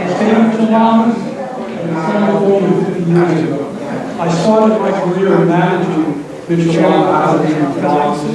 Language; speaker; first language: English; non-native, fluent; Greek